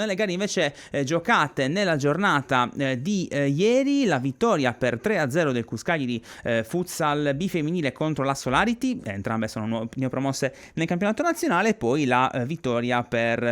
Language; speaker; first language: Italian; native; Italian